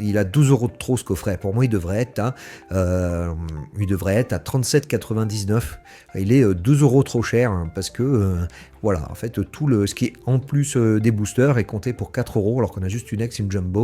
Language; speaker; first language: French; native; French